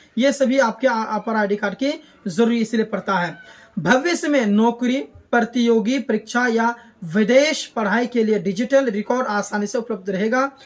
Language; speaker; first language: Hindi; native; Hindi